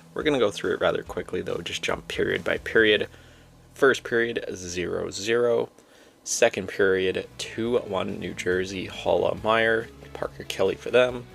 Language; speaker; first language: English; native; English